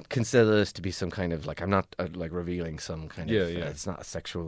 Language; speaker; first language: English; native; English